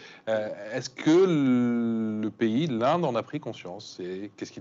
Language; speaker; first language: French; native; French